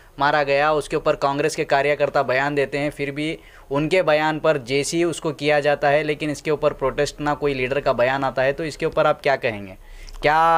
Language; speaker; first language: Urdu; native; Urdu